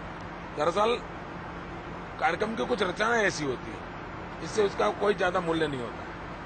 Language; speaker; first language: Hindi; non-native, local second language; Gujarati